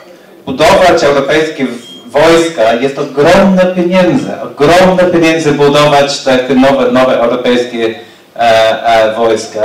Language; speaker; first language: Polish; non-native, learner; English